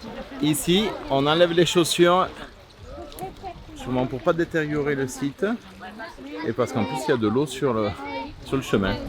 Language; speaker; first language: French; native; French